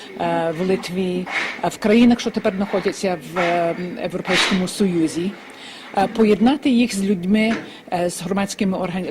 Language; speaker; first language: Ukrainian; early bilingual, heritage; Ukrainian